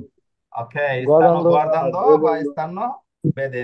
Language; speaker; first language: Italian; non-native, fluent; Bangla